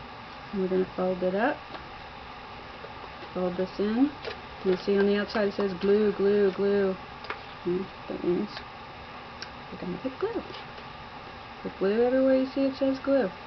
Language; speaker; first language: English; native; English